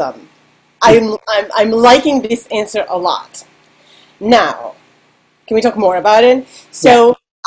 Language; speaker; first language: English; non-native, fluent; Serbian